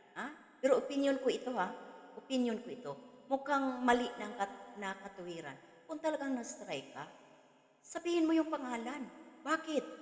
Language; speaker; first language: Filipino; non-native, local second language; Cebuano